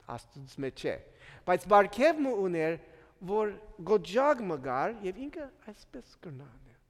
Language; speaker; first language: Armenian; early bilingual, heritage; Armenian